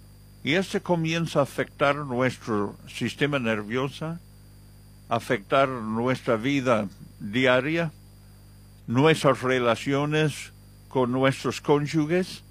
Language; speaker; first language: Spanish; non-native, fluent; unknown